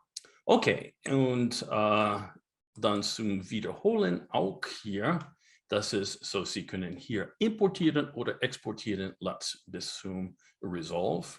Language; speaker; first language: German; non-native, learner; English